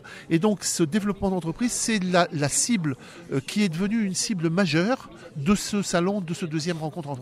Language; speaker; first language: French; native; French